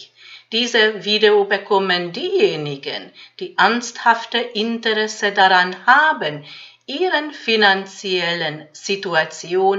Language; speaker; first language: German; non-native, fluent; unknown